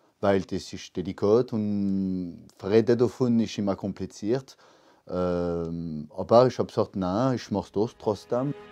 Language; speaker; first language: German; non-native, local second language; Swiss German